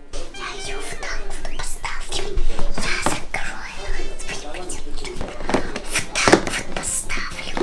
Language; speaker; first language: Russian; native; Russian